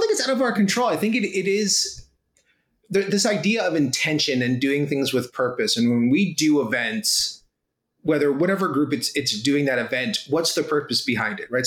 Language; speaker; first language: English; native; English